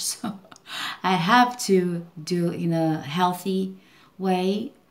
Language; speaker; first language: English; non-native, learner; Portuguese